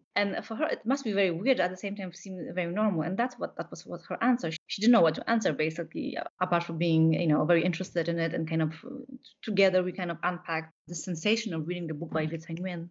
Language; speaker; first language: English; non-native, fluent; Polish